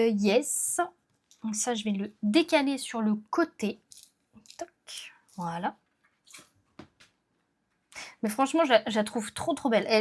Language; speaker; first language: French; native; French